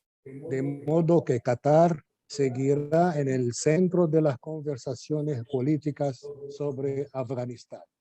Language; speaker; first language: Spanish; non-native, fluent; Arabic